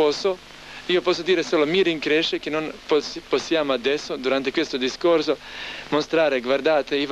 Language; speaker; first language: Italian; non-native, learner; Croatian